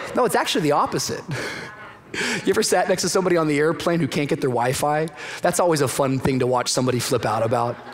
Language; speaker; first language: English; native; English